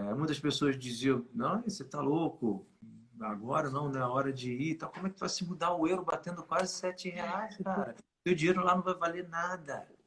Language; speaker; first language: Portuguese; native; Portuguese